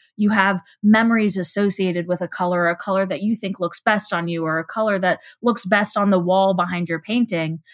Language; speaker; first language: English; native; English